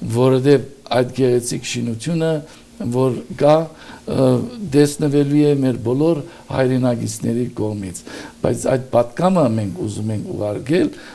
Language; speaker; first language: Armenian; early bilingual, heritage; Armenian